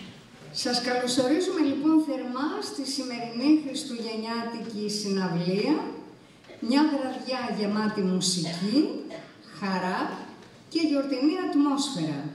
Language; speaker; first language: Greek; native; Greek